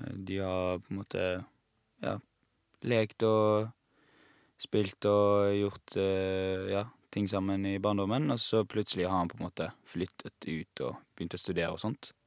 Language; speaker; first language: Norwegian; non-native, fluent; Persian